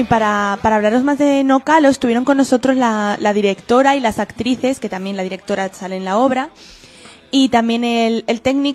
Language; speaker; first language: Spanish; native; Spanish